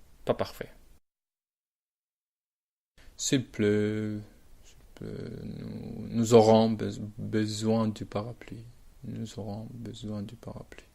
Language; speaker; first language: French; non-native, learner; Spanish